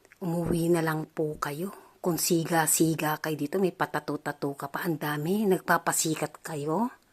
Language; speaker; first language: Filipino; native; Filipino